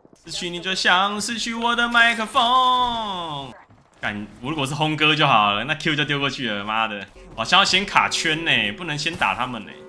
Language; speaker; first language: Chinese; native; Chinese